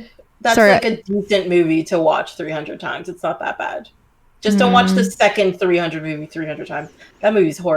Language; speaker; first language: English; native; English